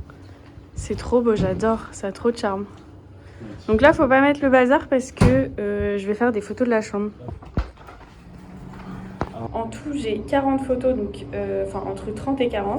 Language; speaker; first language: French; native; French